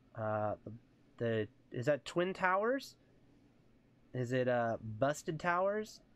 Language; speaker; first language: English; native; English